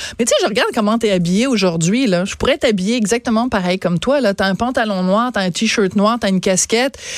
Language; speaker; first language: French; native; French